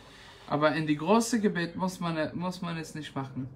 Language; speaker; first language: German; non-native, fluent; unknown